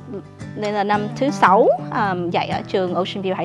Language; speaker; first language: Vietnamese; early bilingual, heritage; Vietnamese